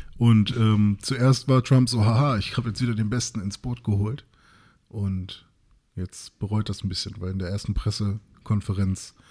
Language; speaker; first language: German; native; German